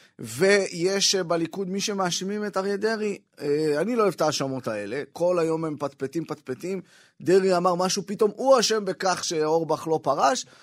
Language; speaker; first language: Hebrew; native; Hebrew